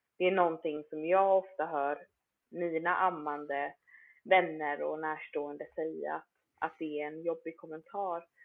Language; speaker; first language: Swedish; native; Swedish